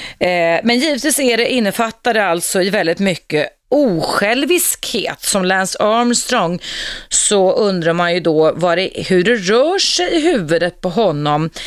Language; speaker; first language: Swedish; native; Swedish